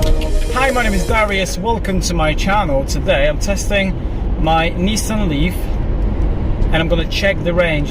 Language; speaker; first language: English; non-native, fluent; Polish